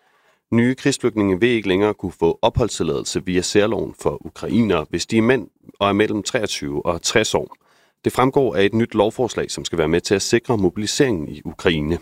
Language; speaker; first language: Danish; native; Danish